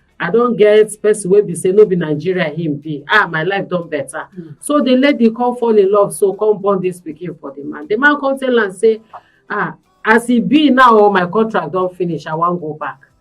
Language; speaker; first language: Nigerian Pidgin; native; Nigerian Pidgin